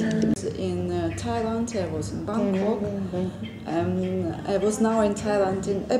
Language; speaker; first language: English; non-native, learner; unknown